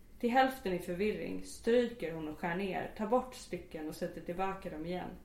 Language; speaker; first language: Swedish; native; Swedish